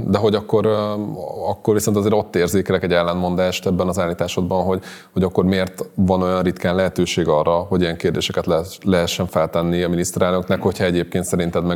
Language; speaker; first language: Hungarian; native; Hungarian